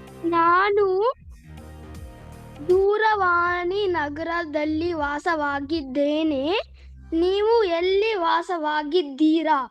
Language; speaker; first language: Kannada; non-native, learner; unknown